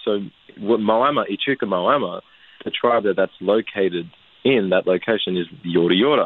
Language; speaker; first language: English; native; English